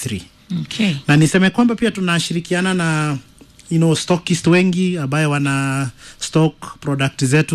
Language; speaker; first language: Swahili; non-native, local second language; Kikuyu